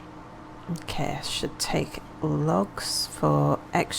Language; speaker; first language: English; native; English